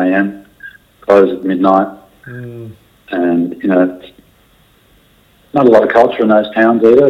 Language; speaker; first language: English; native; English